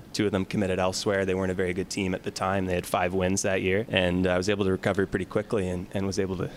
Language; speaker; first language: English; native; English